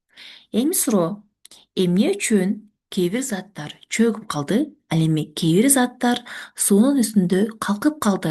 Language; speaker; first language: Kyrgyz; native; Kyrgyz